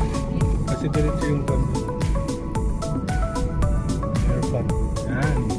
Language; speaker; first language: Filipino; non-native, local second language; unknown